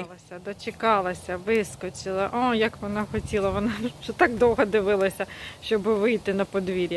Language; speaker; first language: Ukrainian; non-native, local second language; Russian